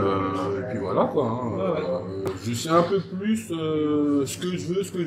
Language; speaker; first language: French; native; French